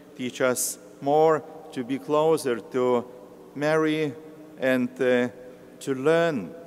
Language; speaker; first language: English; non-native, learner; Lithuanian